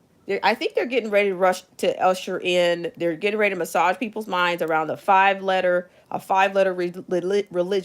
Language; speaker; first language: English; native; English